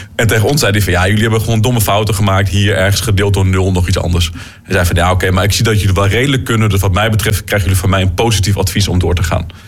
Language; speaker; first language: Dutch; native; Dutch